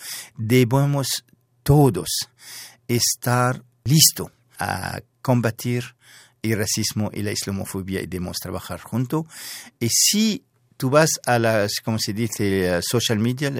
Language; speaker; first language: Spanish; non-native, fluent; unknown